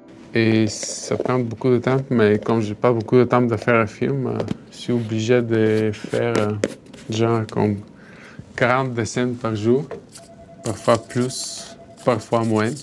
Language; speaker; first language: French; non-native, fluent; Bulgarian